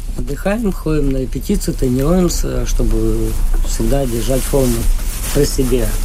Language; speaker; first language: Russian; non-native, local second language; Ukrainian